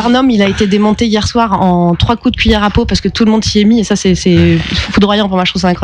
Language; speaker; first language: French; native; French